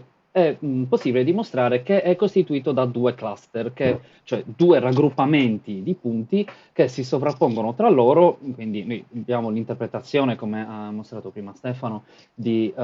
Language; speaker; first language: Italian; native; Italian